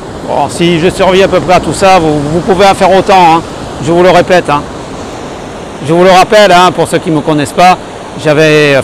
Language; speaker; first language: French; native; French